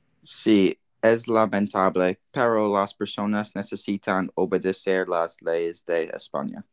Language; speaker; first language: Spanish; non-native, learner; English